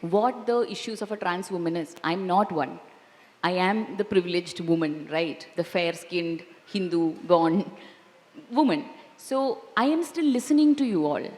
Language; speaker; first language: English; non-native, local second language; Malayalam